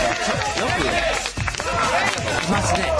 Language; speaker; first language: Japanese; non-native, learner; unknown